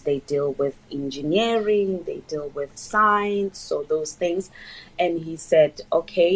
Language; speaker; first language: English; non-native, local second language; Northern Sotho